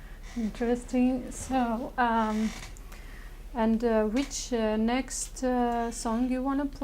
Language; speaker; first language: English; non-native, learner; Russian